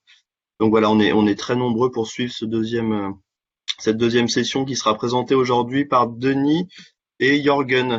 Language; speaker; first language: French; native; French